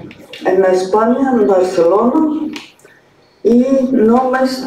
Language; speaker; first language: Catalan; non-native, learner; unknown